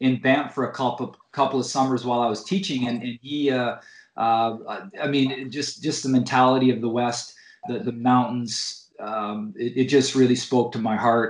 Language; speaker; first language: English; native; English